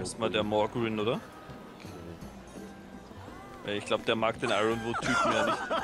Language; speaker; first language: German; native; German